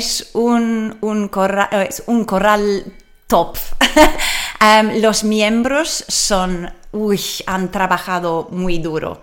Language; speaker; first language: Spanish; non-native, learner; English